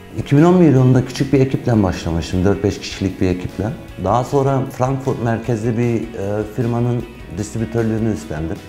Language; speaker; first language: Turkish; early bilingual, heritage; Turkish